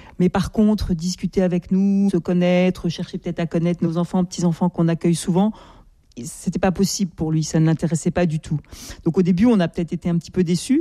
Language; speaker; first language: French; native; French